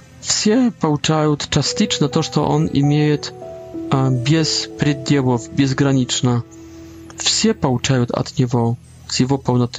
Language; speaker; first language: Polish; non-native, learner; Russian